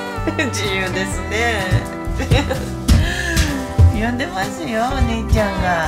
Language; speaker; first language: Japanese; native; Japanese